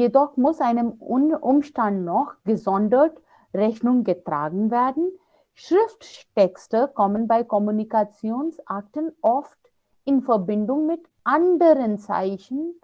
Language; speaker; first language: German; non-native, fluent; Hindi